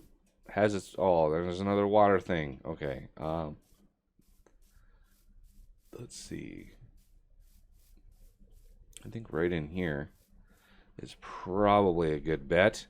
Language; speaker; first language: English; native; English